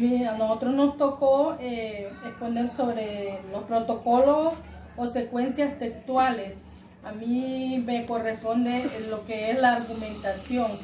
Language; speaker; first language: Spanish; native; Spanish